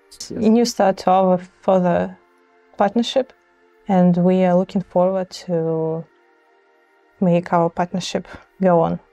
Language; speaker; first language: English; non-native, fluent; Russian